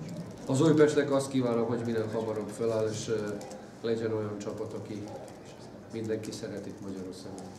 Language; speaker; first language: Hungarian; non-native, fluent; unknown